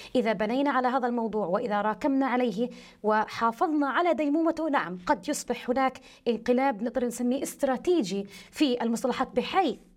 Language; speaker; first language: Arabic; early bilingual, heritage; Arabic